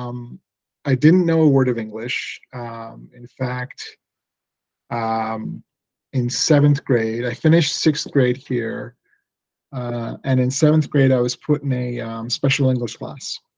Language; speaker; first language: English; early bilingual, other home language; Persian